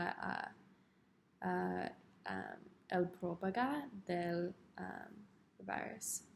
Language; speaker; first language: Spanish; non-native, learner; English